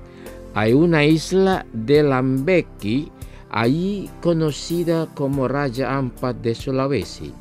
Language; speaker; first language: Spanish; non-native, fluent; Indonesian